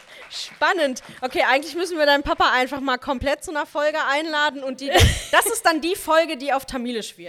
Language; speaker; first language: German; native; German